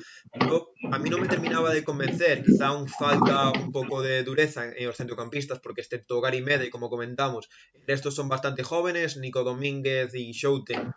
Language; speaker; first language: Spanish; native; Spanish